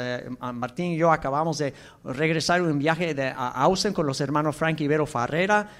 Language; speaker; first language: Spanish; non-native, fluent; English